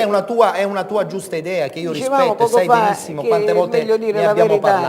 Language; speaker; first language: Italian; native; Italian